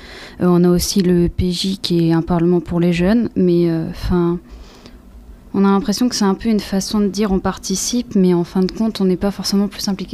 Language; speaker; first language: French; native; French